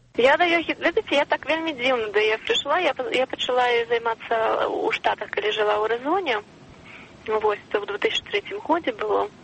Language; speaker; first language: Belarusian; non-native, local second language; Russian